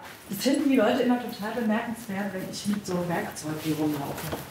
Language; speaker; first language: German; native; German